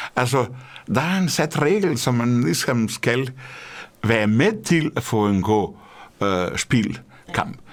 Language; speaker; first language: Danish; non-native, fluent; Portuguese